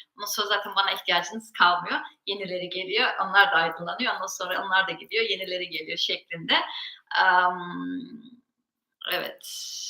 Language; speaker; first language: Turkish; early bilingual, heritage; Turkish